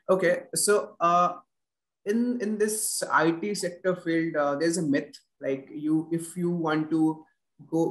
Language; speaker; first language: English; non-native, local second language; Bangla